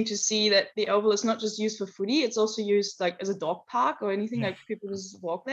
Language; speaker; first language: English; non-native, fluent; German